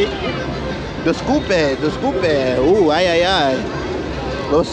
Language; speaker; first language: Spanish; non-native, learner; English